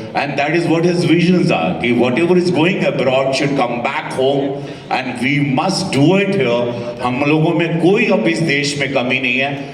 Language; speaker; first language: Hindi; native; Hindi